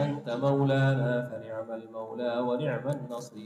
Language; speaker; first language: Arabic; native; Arabic